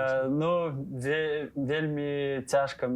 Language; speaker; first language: Polish; non-native, learner; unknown